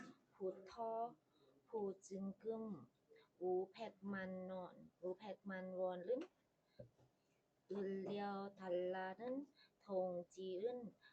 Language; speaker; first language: Korean; non-native, learner; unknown